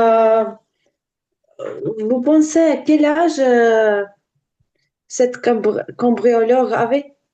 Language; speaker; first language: French; non-native, learner; Ukrainian